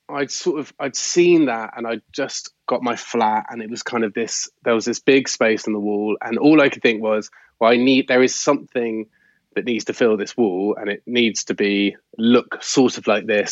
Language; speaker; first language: English; native; English